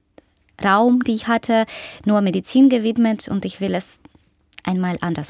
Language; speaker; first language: German; non-native, fluent; Ukrainian